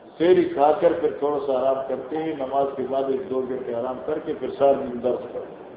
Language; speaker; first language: Urdu; non-native, local second language; Northern Hindko